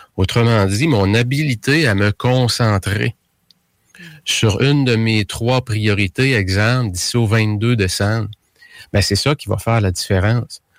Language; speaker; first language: French; native; French